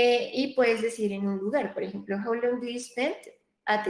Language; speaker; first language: Spanish; native; Spanish